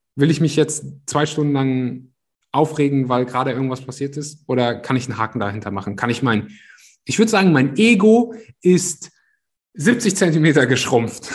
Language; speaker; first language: German; early bilingual, other home language; Russian